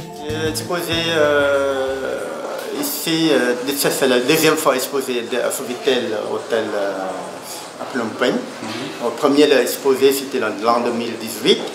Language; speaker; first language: French; non-native, learner; Khmer